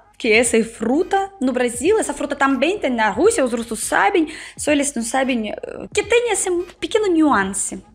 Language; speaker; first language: Portuguese; non-native, learner; Russian